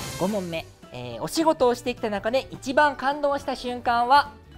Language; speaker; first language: Japanese; native; Japanese